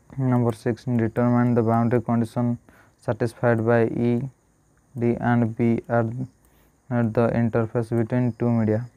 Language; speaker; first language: English; non-native, local second language; Odia